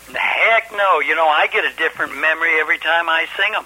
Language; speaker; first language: English; native; English